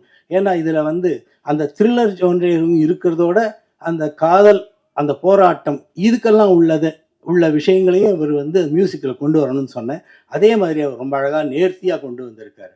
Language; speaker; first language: Tamil; native; Tamil